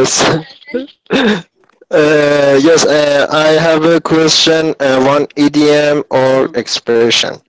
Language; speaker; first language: English; non-native, learner; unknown